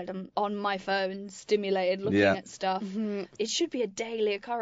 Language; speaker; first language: English; native; English